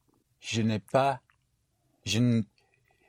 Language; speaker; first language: French; non-native, learner; English